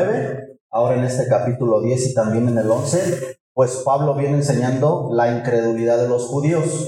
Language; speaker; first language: Spanish; native; Spanish